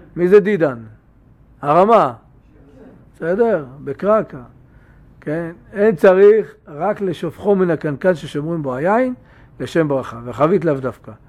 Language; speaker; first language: Hebrew; native; Hebrew